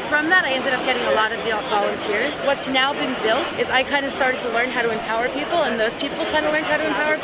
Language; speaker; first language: English; native; English